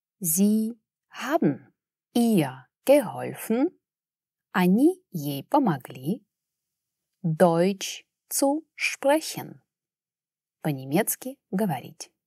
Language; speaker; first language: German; non-native, fluent; Russian